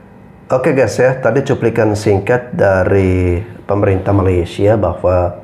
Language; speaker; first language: Indonesian; native; Indonesian